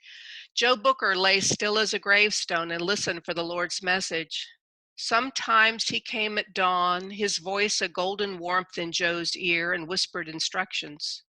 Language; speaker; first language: English; native; English